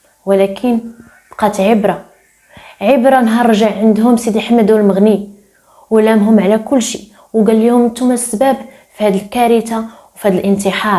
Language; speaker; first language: Arabic; native; Arabic